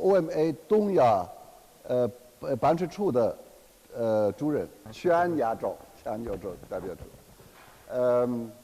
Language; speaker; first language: Chinese; non-native, fluent; German